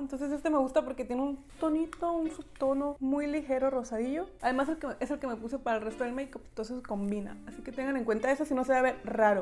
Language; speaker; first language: Spanish; native; Spanish